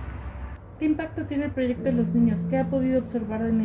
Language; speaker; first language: Spanish; native; Spanish